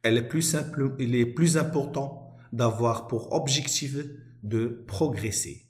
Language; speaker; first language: French; non-native, local second language; Arabic